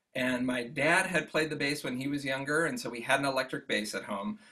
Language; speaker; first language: English; native; English